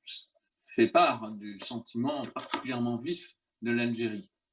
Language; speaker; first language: French; native; French